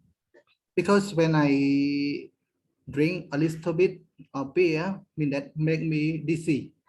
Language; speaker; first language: English; non-native, learner; Khmer